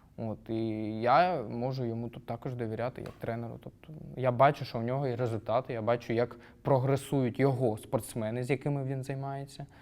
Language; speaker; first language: Ukrainian; native; Ukrainian